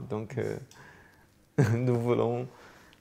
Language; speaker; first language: French; non-native, fluent; Chinese